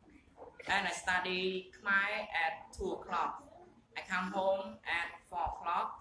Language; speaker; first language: English; non-native, learner; Khmer